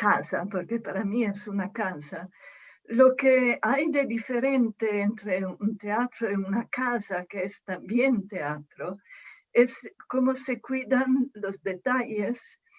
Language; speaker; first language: Spanish; non-native, fluent; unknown